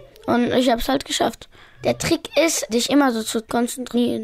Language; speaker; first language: German; early bilingual, other home language; Pashto